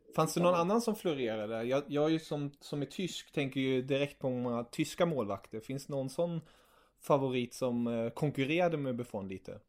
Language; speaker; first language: Swedish; early bilingual, other home language; German